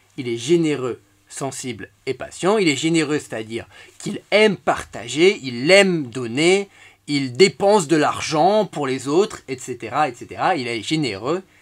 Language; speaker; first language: French; native; French